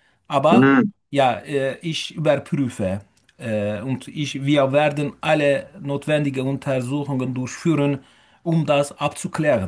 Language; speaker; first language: German; non-native, fluent; Turkish